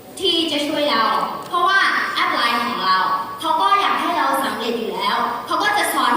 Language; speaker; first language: Thai; non-native, fluent; Burmese